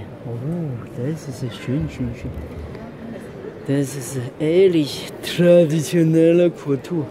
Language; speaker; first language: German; non-native, learner; Chinese